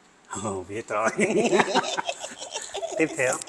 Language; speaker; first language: Vietnamese; non-native, learner; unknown